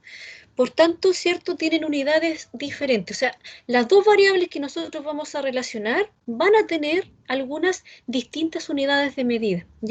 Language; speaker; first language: Spanish; native; Spanish